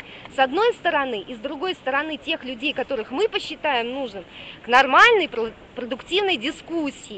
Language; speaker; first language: Russian; native; Russian